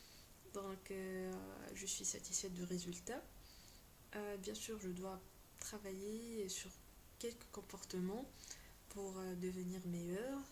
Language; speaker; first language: French; non-native, local second language; Arabic